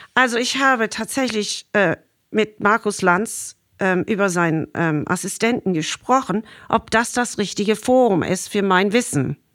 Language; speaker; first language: German; non-native, fluent; English